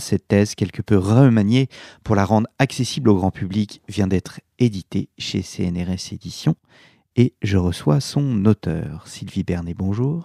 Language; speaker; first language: French; native; French